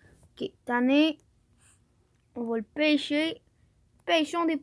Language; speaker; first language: French; native; French